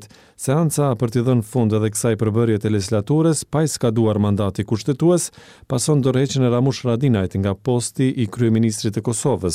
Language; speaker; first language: Albanian; native; Albanian